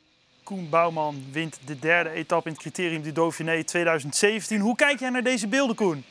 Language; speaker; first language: Dutch; native; Dutch